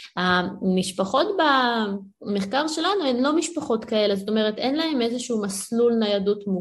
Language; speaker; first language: Hebrew; early bilingual, other home language; Ukrainian